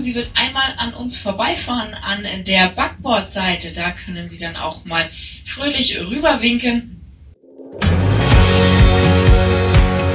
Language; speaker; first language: German; native; German